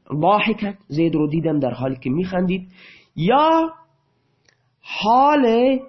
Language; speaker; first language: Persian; non-native, local second language; Baluchi